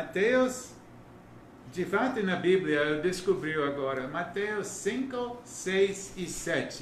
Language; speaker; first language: Portuguese; non-native, learner; English